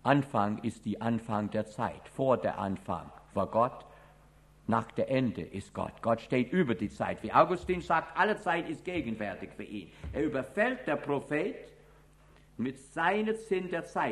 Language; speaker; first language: German; non-native, fluent; English